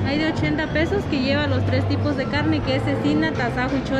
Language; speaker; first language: Spanish; native; Spanish